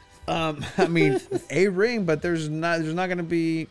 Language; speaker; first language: English; early bilingual, other home language; Spanish